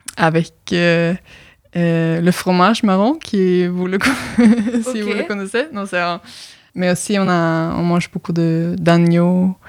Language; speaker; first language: French; non-native, fluent; Norwegian